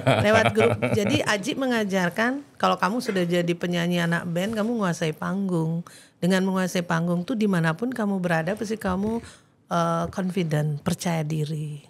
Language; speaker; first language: Indonesian; native; Indonesian